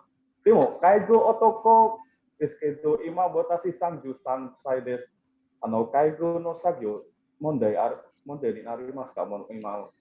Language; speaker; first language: Japanese; non-native, learner; Indonesian